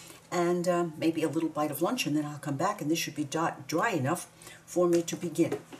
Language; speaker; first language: English; native; English